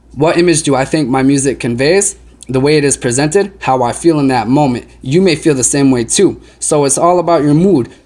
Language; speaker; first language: English; native; English